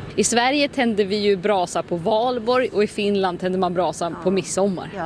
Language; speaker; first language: Swedish; native; Swedish